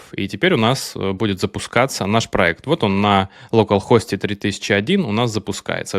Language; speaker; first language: Russian; native; Russian